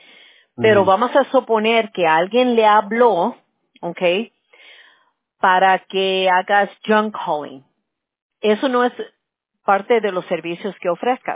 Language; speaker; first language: Spanish; early bilingual, heritage; Spanish